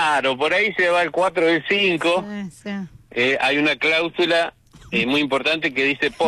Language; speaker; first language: Spanish; native; Spanish